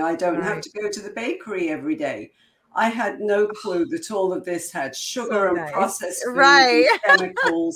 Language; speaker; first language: English; native; English